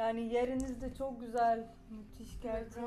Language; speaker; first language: Turkish; non-native, fluent; Russian